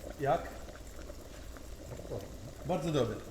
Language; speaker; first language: Polish; non-native, learner; Italian